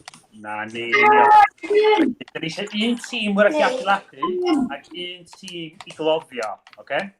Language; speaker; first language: Welsh; native; Welsh